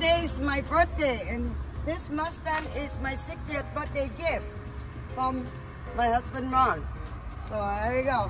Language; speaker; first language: English; non-native, fluent; Vietnamese